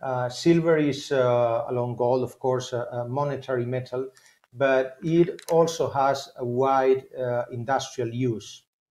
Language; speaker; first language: English; non-native, fluent; Spanish